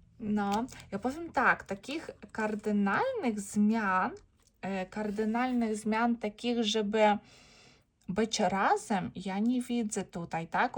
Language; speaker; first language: Polish; non-native, learner; Ukrainian